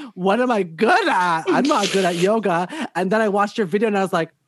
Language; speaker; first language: English; native; English